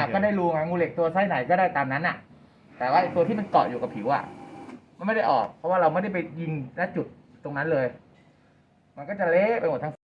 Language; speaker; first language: Thai; native; Thai